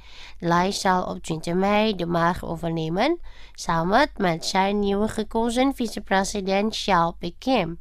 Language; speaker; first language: Dutch; non-native, fluent; Indonesian